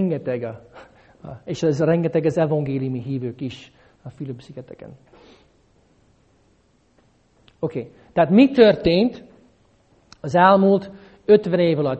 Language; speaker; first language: Hungarian; non-native, fluent; English